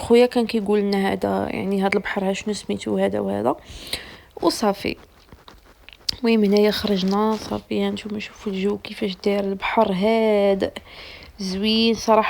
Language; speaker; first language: Arabic; native; Arabic